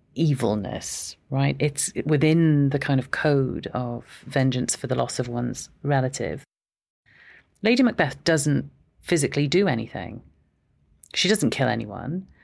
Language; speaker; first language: English; native; English